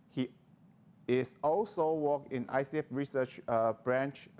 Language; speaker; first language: English; non-native, learner; Chinese